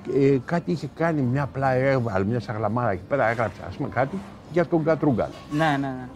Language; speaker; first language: Greek; native; Greek